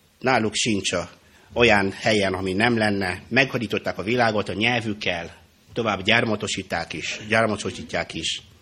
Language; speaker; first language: Hungarian; non-native, fluent; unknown